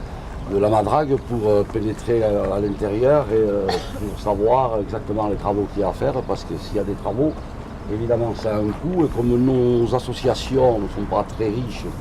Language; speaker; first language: French; native; French